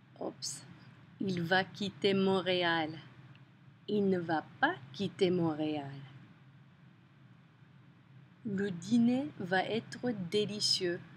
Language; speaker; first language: French; non-native, fluent; English